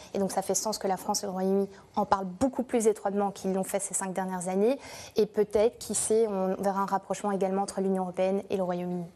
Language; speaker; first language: French; non-native, fluent; English